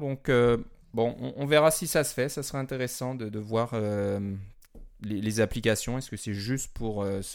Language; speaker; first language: French; native; French